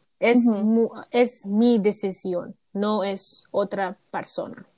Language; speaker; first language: Spanish; non-native, learner; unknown